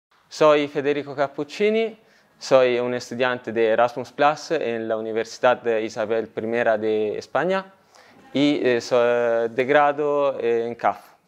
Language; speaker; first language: Spanish; non-native, learner; Italian